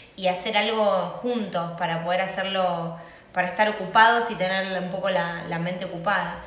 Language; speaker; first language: Spanish; native; Spanish